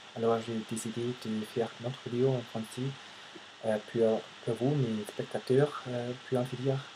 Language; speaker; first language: French; non-native, learner; English